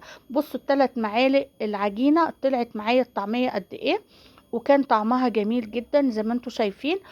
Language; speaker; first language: Arabic; native; Arabic